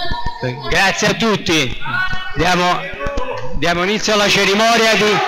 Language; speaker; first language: Italian; native; Italian